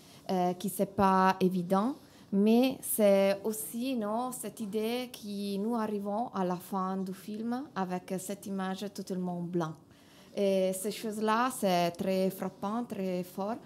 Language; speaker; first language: French; non-native, fluent; Italian